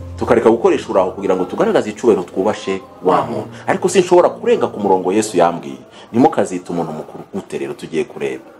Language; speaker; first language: Kinyarwanda; early bilingual, heritage; Kinyarwanda